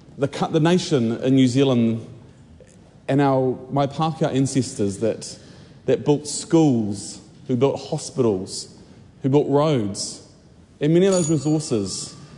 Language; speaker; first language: English; native; English